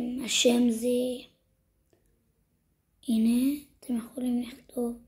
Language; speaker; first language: Hebrew; native; Hebrew